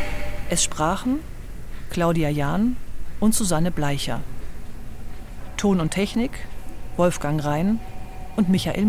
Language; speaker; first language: German; native; German